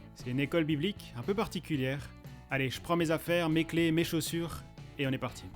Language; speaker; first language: French; native; French